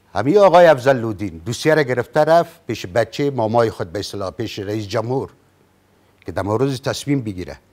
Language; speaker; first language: Persian; native; Persian